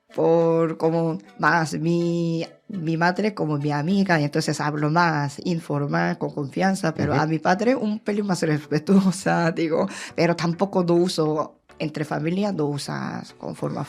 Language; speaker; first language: Spanish; non-native, learner; Korean